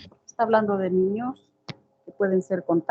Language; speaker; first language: Spanish; native; Spanish